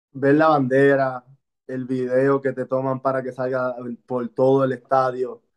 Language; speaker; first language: Spanish; native; Spanish